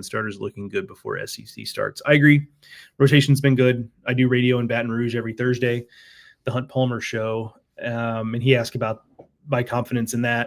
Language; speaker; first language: English; native; English